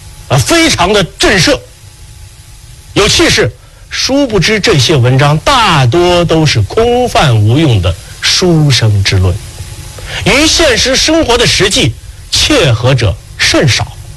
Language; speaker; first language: Chinese; native; Chinese